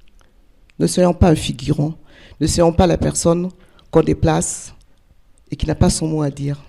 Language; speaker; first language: French; native; French